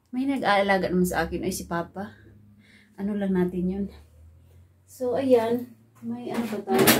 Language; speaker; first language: Filipino; non-native, local second language; Cebuano